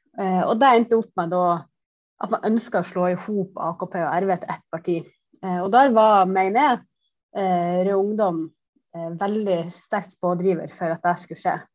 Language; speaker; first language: Norwegian; native; Norwegian